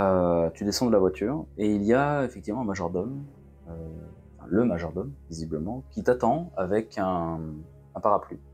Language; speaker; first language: French; native; French